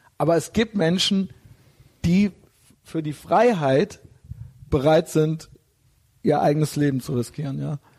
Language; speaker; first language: German; native; German